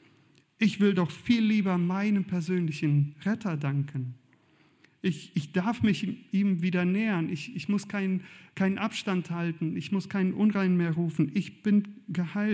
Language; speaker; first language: German; native; German